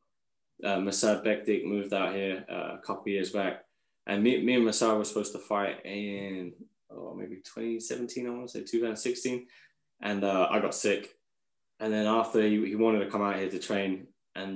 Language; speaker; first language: English; native; English